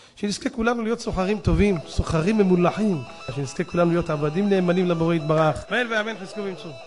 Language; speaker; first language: Hebrew; native; Hebrew